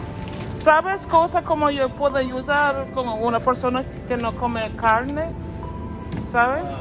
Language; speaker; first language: Spanish; non-native, learner; English